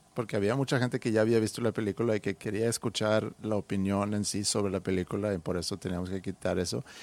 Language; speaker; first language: Spanish; non-native, fluent; Swedish